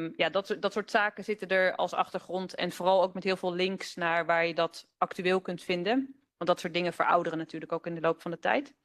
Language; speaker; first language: Dutch; native; Dutch